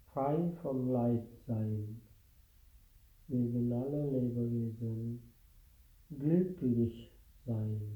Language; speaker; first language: German; non-native, fluent; Sinhala